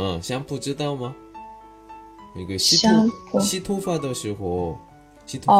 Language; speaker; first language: Chinese; non-native, learner; Korean